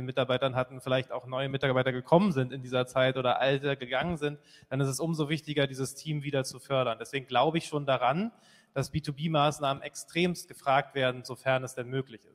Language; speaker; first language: German; native; German